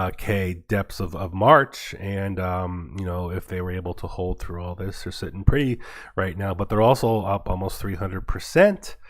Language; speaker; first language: English; native; English